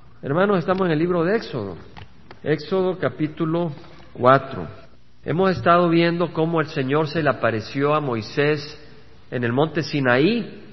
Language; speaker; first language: Spanish; native; Spanish